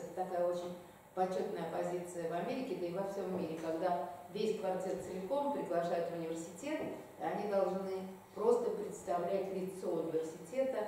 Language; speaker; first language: Russian; native; Russian